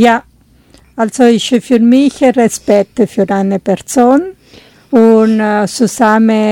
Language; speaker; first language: German; non-native, learner; Italian